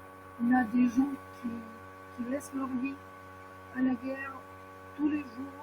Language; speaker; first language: French; non-native, fluent; Ukrainian